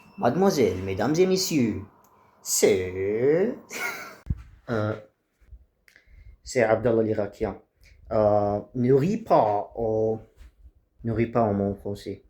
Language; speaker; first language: French; non-native, learner; Arabic